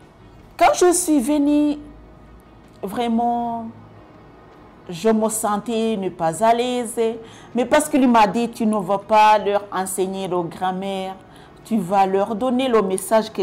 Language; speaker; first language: French; non-native, local second language; Kinyarwanda